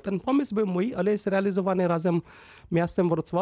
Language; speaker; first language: Polish; non-native, fluent; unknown